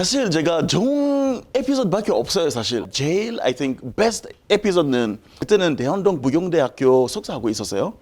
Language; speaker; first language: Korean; non-native, learner; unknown